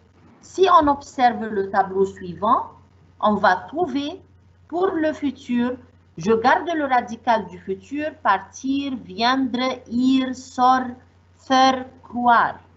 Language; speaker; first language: French; non-native, fluent; Arabic